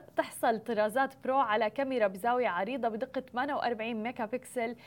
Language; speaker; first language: Arabic; native; Arabic